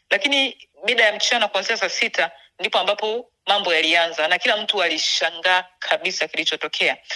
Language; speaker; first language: Swahili; native; Swahili